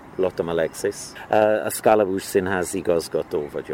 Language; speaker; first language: Hungarian; non-native, learner; English